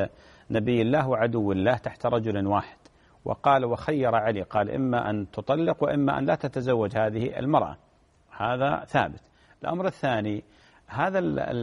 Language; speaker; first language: Arabic; native; Arabic